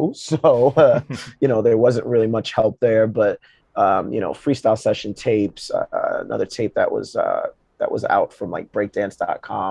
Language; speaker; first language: English; native; English